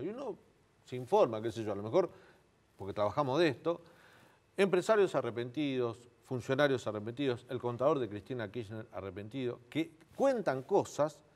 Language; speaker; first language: Spanish; native; Spanish